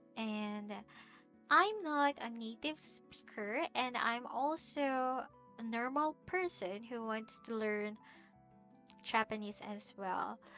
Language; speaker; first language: English; non-native, local second language; Filipino